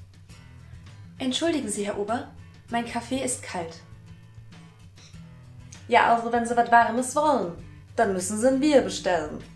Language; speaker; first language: German; native; German